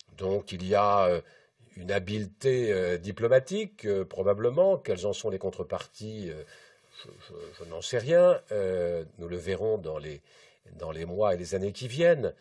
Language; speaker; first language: French; native; French